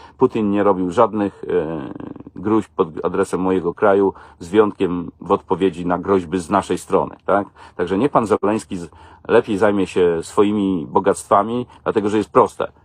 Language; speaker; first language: Polish; native; Polish